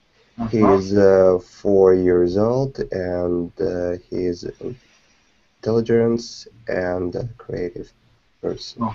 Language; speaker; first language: English; non-native, fluent; Russian